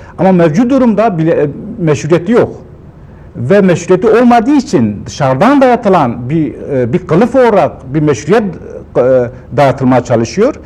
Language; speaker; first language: Turkish; non-native, local second language; Kurdish